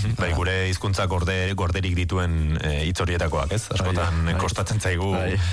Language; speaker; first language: Basque; native; Basque